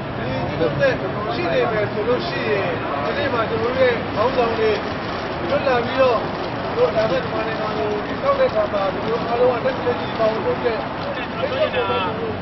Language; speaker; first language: Burmese; non-native, local second language; Hakha Chin